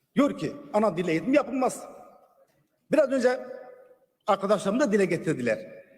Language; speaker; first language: Turkish; non-native, local second language; Kurdish